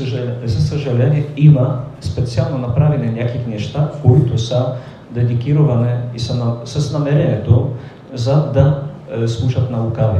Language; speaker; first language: Bulgarian; non-native, fluent; Polish